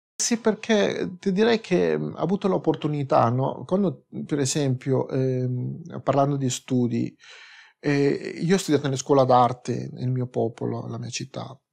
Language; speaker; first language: Italian; non-native, fluent; Spanish